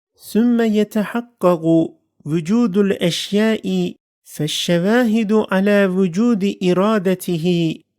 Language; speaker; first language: Arabic; non-native, fluent; Turkish